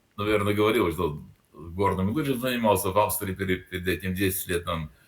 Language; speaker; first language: Russian; non-native, local second language; Latvian